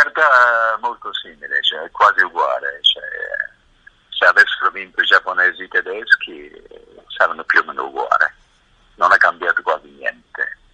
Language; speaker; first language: Italian; non-native, fluent; Japanese